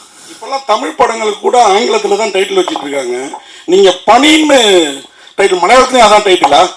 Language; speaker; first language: Tamil; native; Tamil